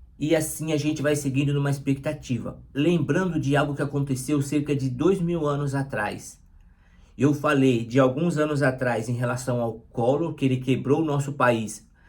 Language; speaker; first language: Portuguese; native; Portuguese